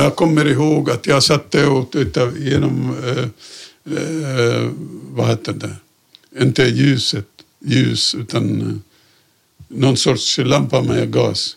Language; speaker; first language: Swedish; non-native, fluent; Arabic